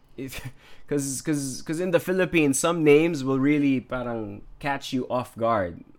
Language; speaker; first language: English; non-native, local second language; Filipino